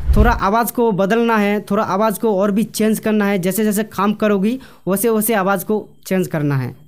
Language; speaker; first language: Hindi; non-native, local second language; Bangla